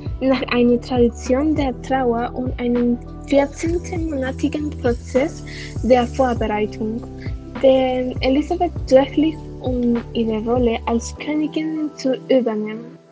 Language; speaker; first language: German; non-native, learner; Spanish